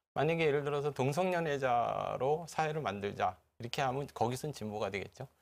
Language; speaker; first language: Korean; native; Korean